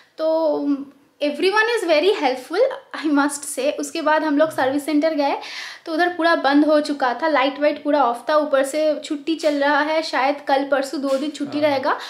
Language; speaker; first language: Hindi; non-native, local second language; Bangla